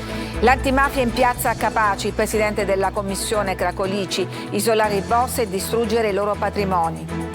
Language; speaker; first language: Italian; native; Italian